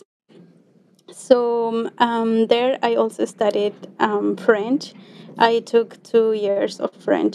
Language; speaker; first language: English; non-native, fluent; Quechua